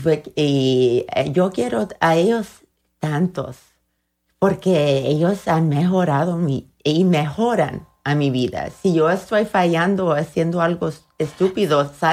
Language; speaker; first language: Spanish; early bilingual, heritage; Spanish